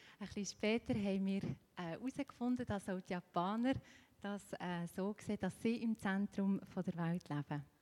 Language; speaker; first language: German; native; German